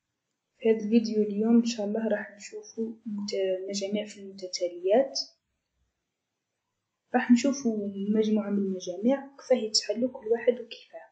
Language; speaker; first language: Arabic; native; Arabic